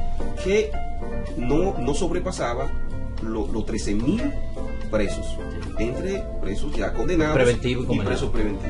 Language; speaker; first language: Spanish; native; Spanish